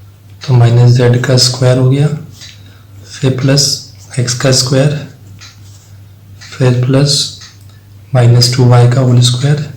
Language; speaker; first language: Hindi; native; Hindi